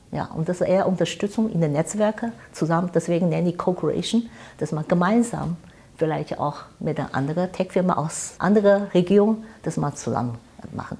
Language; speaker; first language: German; non-native, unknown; Chinese